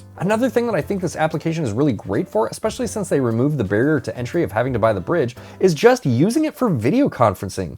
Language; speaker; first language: English; native; English